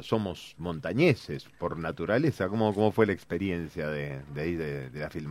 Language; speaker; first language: Spanish; native; Spanish